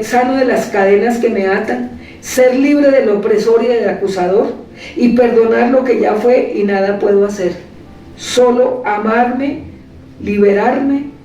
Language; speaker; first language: Spanish; native; Spanish